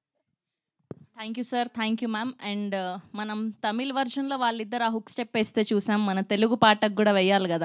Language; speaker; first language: Telugu; native; Telugu